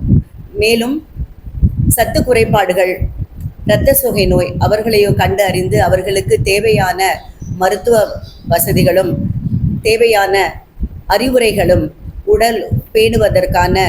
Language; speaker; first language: Tamil; native; Tamil